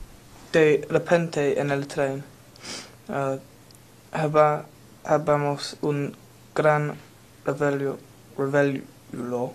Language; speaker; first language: Spanish; non-native, learner; English